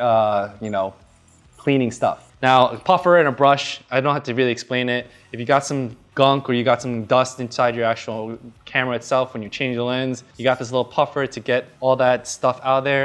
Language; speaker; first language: English; native; English